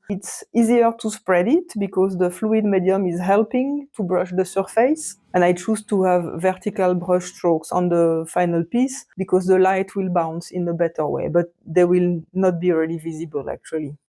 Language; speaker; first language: English; non-native, fluent; French